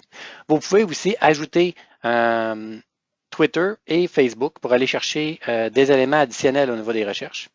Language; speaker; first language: French; native; French